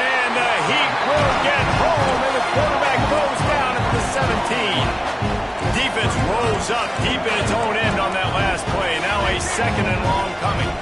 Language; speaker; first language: English; native; English